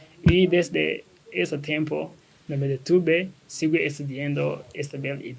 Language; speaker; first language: Spanish; non-native, learner; Kinyarwanda